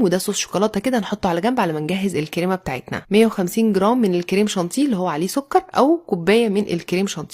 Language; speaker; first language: Arabic; native; Arabic